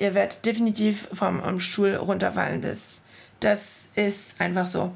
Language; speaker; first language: German; non-native, fluent; French